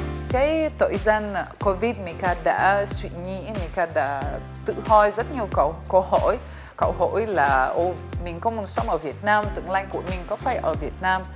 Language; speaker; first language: Vietnamese; non-native, fluent; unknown